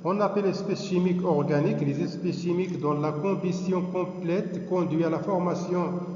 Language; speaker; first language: French; non-native, local second language; Arabic